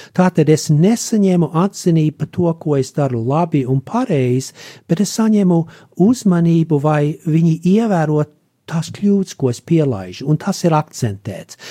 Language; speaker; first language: Latvian; early bilingual, heritage; Latvian